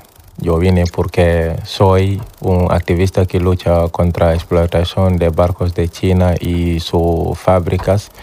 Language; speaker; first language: Spanish; non-native, learner; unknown